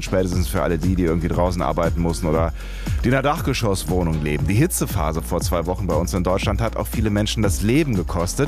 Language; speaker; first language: German; native; German